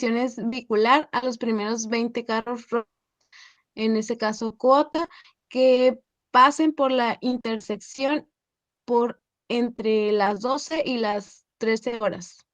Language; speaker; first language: Spanish; native; Spanish